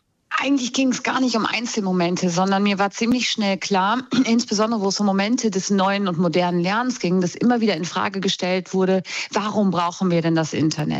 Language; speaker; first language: German; native; German